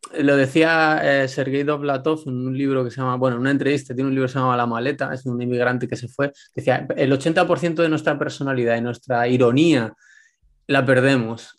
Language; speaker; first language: Spanish; native; Spanish